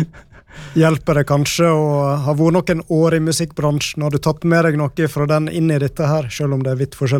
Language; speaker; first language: Norwegian; native; Norwegian